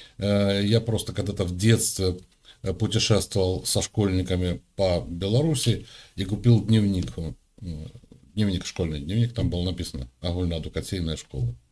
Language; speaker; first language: Russian; native; Russian